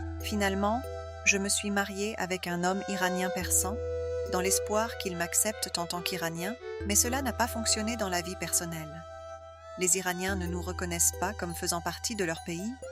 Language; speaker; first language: French; non-native, fluent; Arabic